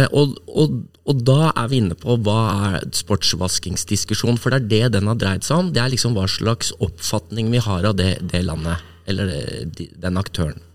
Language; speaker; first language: Norwegian; native; Norwegian